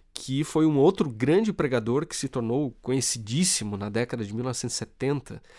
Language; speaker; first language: Portuguese; native; Portuguese